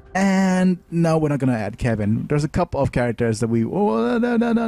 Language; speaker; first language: English; native; English